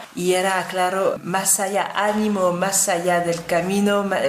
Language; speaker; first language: Spanish; non-native, fluent; French